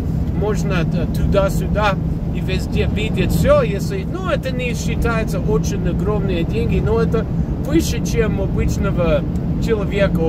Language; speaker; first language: Russian; non-native, fluent; English